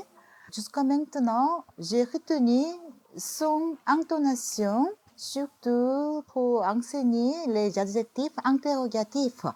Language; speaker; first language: French; non-native, fluent; Korean